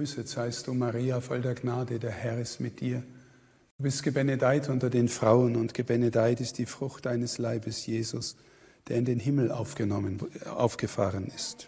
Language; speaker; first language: German; native; German